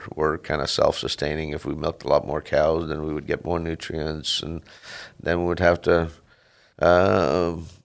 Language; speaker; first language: English; non-native, fluent; Dutch